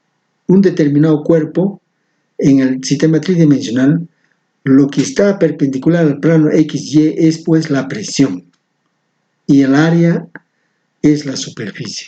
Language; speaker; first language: Spanish; native; Spanish